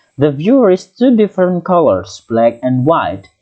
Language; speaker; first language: English; non-native, learner; Indonesian